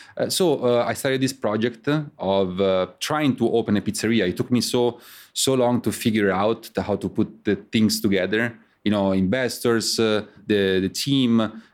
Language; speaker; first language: English; non-native, fluent; Italian